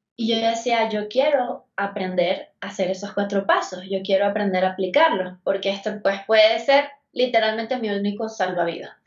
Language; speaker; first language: Spanish; native; Spanish